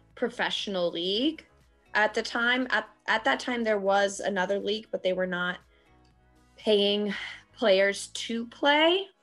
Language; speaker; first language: English; native; English